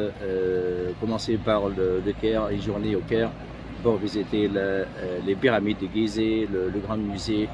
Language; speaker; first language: French; non-native, fluent; Arabic